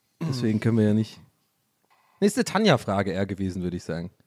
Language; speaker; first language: German; native; German